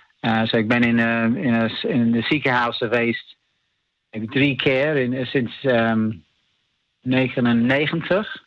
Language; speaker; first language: Dutch; non-native, learner; English